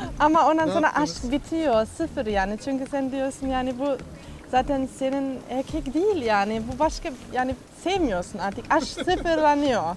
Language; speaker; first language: Turkish; non-native, fluent; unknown